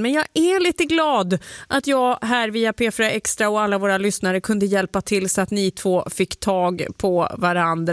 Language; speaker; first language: Swedish; native; Swedish